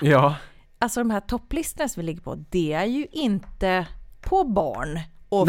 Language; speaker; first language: Swedish; native; Swedish